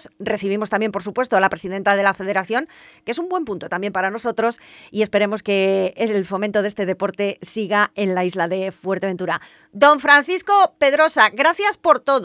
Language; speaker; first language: Spanish; native; Spanish